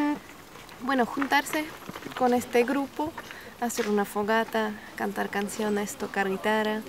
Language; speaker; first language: Spanish; non-native, fluent; Czech